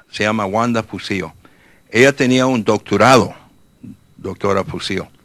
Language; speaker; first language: Spanish; early bilingual, heritage; Spanish